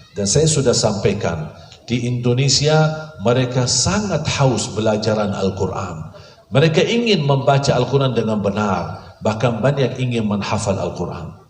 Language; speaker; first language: Indonesian; non-native, fluent; Arabic